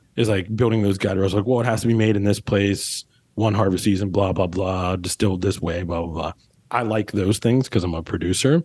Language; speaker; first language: English; native; English